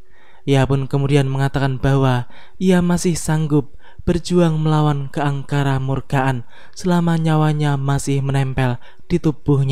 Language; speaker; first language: Indonesian; native; Indonesian